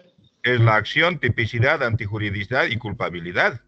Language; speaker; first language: Spanish; native; Spanish